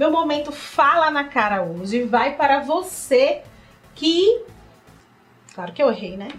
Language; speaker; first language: Portuguese; native; Portuguese